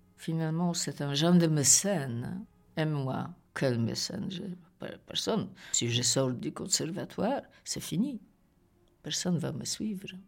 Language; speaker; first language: French; non-native, fluent; Polish